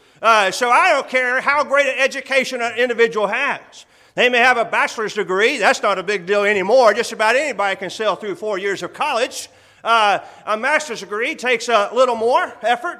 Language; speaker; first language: English; native; English